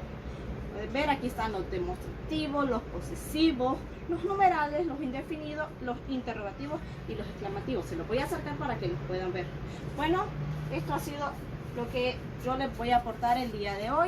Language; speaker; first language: Spanish; native; Spanish